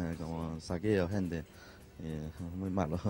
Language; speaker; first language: Spanish; non-native, learner; Chinese